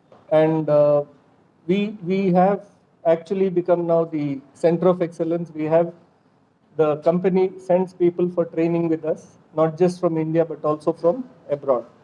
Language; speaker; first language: English; non-native, local second language; Kannada